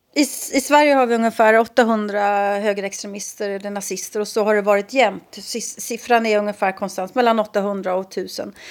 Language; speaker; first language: Swedish; native; Swedish